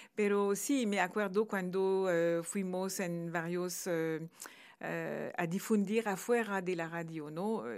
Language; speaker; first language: Spanish; non-native, fluent; French